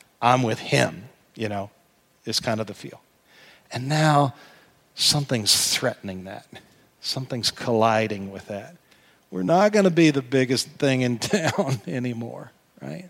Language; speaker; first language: English; native; English